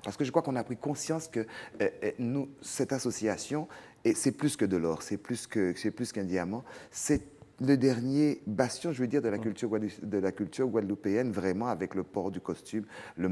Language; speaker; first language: French; native; French